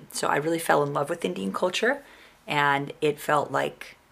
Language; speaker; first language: English; native; English